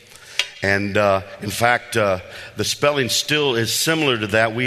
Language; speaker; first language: English; native; English